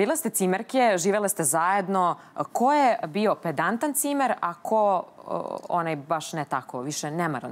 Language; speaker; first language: Serbian; native; Serbian